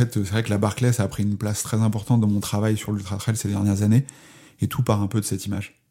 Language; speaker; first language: French; native; French